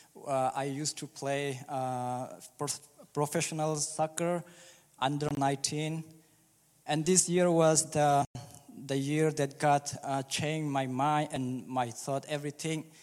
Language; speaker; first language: English; early bilingual, other home language; Burmese